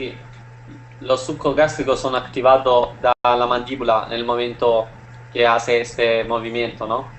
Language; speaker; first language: Spanish; non-native, learner; Italian